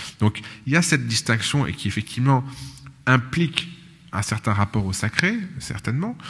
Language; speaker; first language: French; native; French